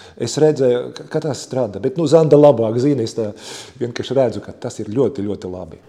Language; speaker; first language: Latvian; non-native, local second language; Russian